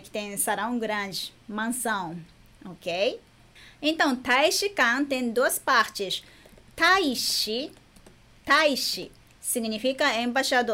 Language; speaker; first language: Portuguese; non-native, fluent; Japanese